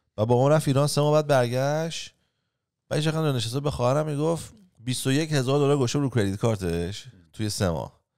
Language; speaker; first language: Persian; native; Persian